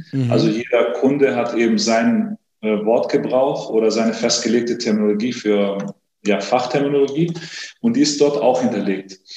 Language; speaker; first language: German; early bilingual, other home language; Greek